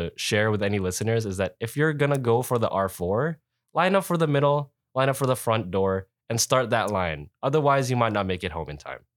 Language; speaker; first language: English; early bilingual, other home language; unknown